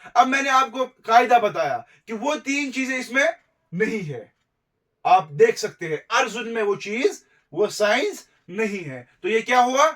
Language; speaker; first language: Urdu; non-native, local second language; Kashmiri